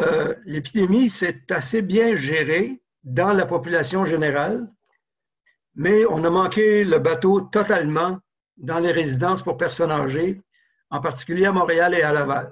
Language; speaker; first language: French; native; French